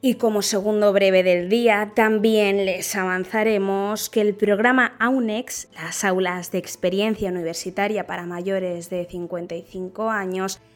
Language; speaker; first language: Spanish; native; Spanish